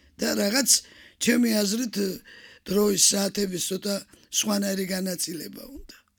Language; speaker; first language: Georgian; native; Georgian